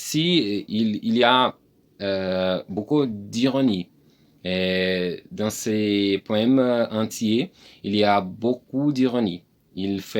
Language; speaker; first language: French; non-native, learner; Portuguese